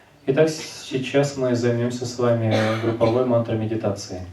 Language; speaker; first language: Russian; native; Russian